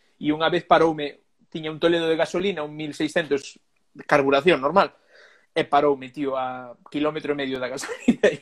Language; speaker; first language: Galician; native; Galician